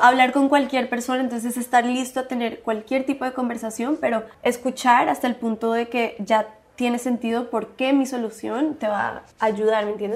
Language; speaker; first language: Spanish; early bilingual, heritage; Spanish